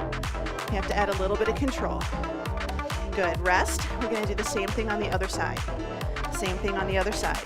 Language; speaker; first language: English; native; English